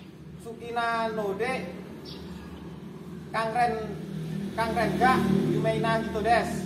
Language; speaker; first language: Japanese; non-native, learner; Indonesian